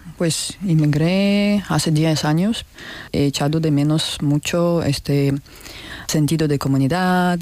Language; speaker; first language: Spanish; non-native, learner; Russian